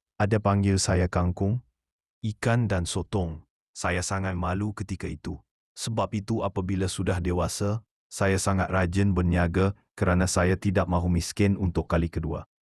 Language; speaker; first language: Malay; native; Malay